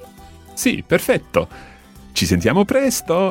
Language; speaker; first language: Italian; non-native, fluent; English